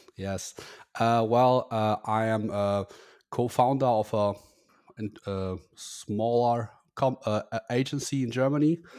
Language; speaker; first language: English; non-native, fluent; German